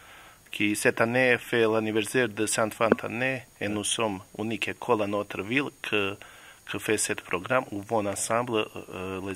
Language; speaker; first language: French; non-native, learner; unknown